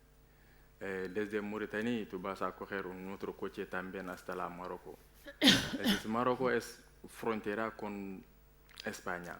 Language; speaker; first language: Spanish; non-native, learner; Wolof